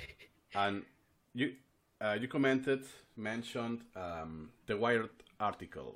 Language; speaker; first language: English; non-native, fluent; Spanish